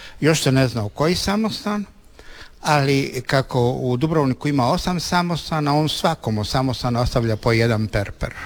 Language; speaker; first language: Croatian; native; Croatian